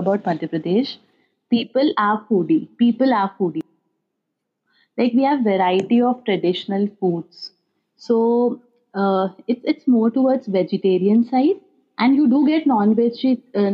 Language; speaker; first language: English; non-native, local second language; Hindi